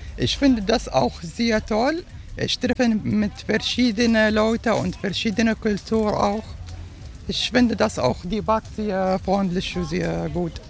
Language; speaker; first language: German; non-native, learner; Arabic